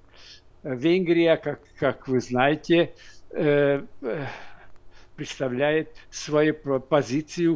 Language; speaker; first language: Russian; non-native, fluent; Hungarian